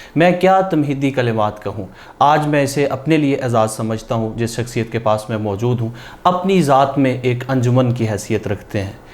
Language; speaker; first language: Urdu; non-native, local second language; Punjabi